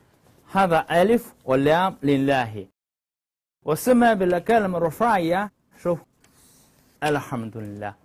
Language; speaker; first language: Arabic; non-native, learner; Chinese